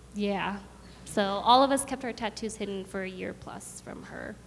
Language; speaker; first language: English; early bilingual, other home language; Khmer